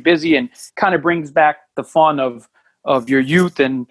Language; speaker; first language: English; native; English